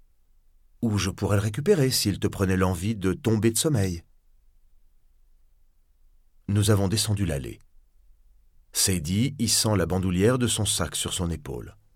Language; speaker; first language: French; native; French